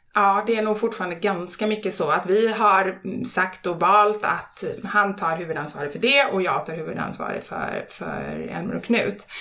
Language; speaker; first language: Swedish; native; Swedish